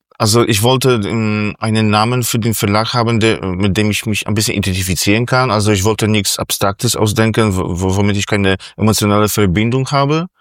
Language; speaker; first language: German; non-native, fluent; Polish